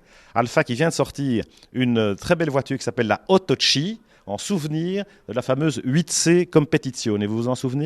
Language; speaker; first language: French; native; French